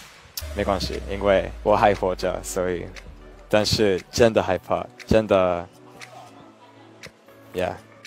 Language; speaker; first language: Chinese; non-native, learner; English